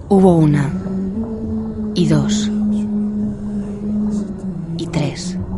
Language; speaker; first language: Spanish; native; Spanish